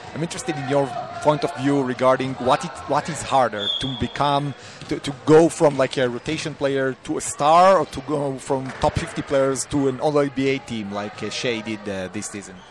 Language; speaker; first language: English; non-native, fluent; Hebrew